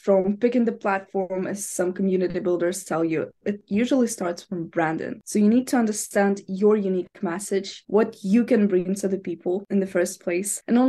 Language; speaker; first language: English; non-native, fluent; Ukrainian